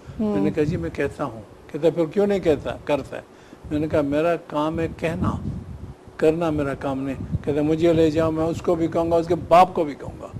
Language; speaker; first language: Urdu; non-native, local second language; Sindhi